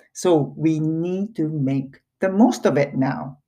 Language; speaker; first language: English; non-native, fluent; Japanese